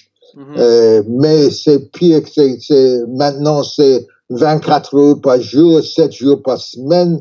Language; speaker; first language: French; non-native, learner; English